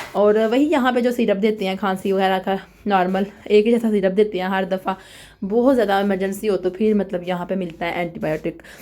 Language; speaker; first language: Urdu; non-native, local second language; Punjabi